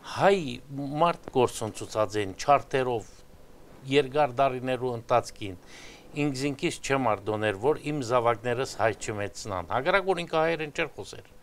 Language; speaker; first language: Armenian; early bilingual, heritage; Armenian